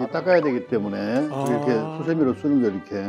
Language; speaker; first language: Korean; native; Korean